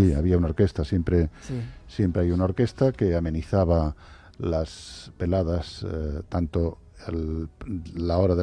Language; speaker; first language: Spanish; native; Spanish